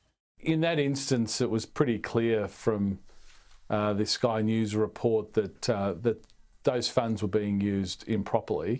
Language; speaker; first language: English; native; English